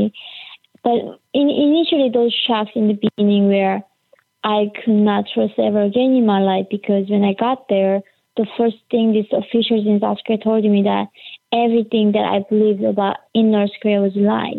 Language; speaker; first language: English; early bilingual, other home language; Korean